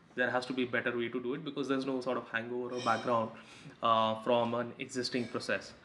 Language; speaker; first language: English; non-native, local second language; Hindi